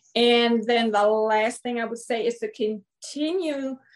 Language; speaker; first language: English; non-native, fluent; Spanish